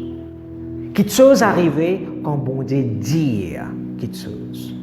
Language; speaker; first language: French; non-native, learner; Morisyen